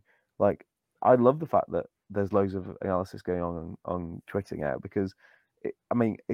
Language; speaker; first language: English; native; English